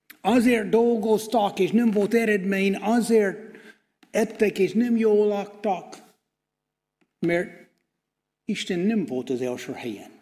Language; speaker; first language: Hungarian; non-native, fluent; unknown